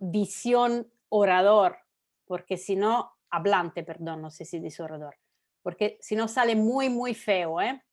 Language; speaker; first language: Spanish; non-native, fluent; Italian